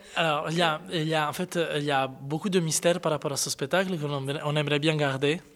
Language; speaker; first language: French; non-native, fluent; Italian